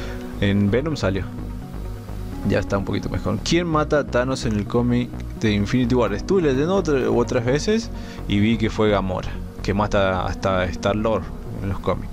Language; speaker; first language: Spanish; native; Spanish